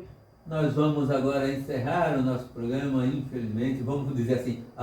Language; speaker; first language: Portuguese; native; Portuguese